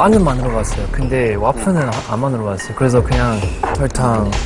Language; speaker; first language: Korean; non-native, learner; English